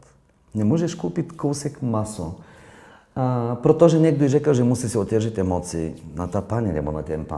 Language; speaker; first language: Czech; non-native, fluent; Bulgarian